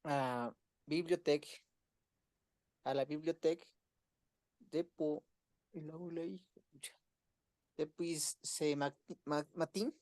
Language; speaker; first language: French; non-native, learner; Spanish